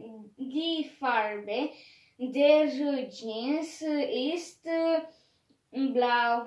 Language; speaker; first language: German; non-native, learner; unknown